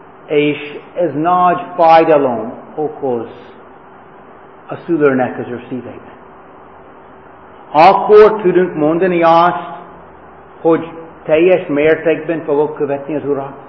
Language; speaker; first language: Hungarian; non-native, fluent; English